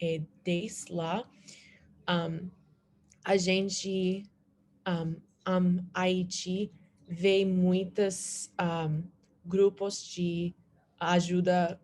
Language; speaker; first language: Portuguese; non-native, learner; English